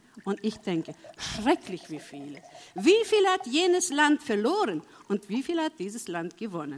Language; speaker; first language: German; early bilingual, heritage; German